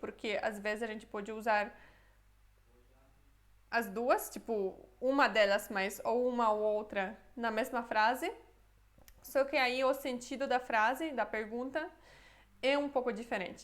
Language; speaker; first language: Portuguese; non-native, fluent; Polish